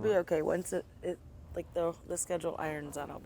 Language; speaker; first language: English; native; English